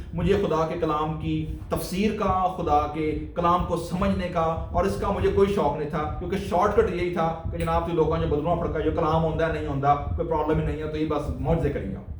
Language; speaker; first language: Urdu; non-native, local second language; Punjabi